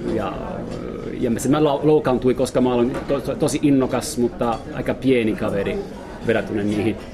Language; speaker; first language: Finnish; non-native, fluent; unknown